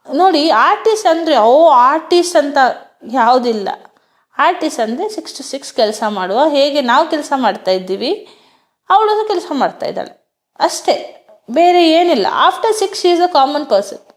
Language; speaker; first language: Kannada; non-native, fluent; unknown